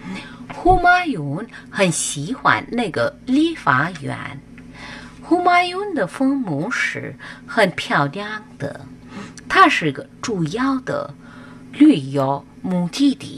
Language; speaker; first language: Chinese; non-native, fluent; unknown